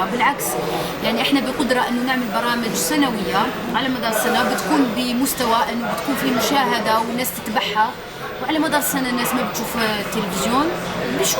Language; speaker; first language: Arabic; native; Arabic